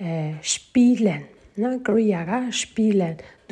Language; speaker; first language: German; non-native, fluent; Burmese